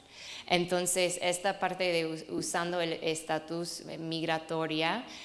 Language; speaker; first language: Spanish; non-native, fluent; English